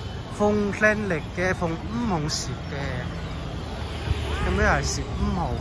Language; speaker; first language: Chinese; native; Chinese